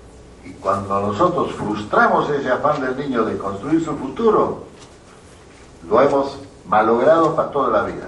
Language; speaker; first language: Spanish; native; Spanish